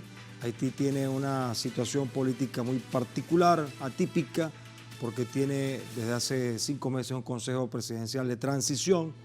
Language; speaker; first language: Spanish; native; Spanish